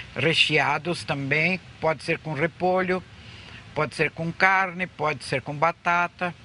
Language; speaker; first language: Portuguese; non-native, fluent; Russian